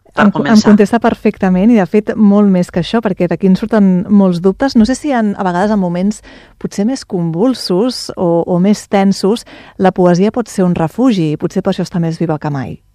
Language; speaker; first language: Catalan; native; Catalan